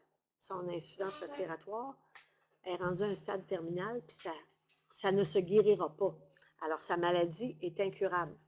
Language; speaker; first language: French; native; French